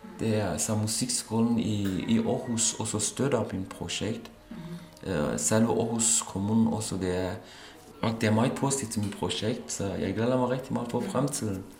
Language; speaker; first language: Danish; non-native, fluent; Kurdish